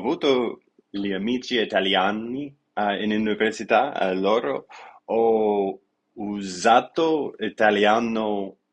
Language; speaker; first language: Italian; non-native, learner; English